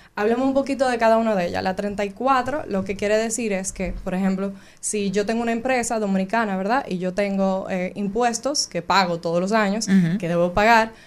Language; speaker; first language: Spanish; native; Spanish